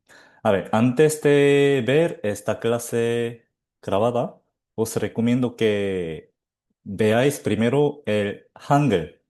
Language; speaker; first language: Spanish; non-native, fluent; Korean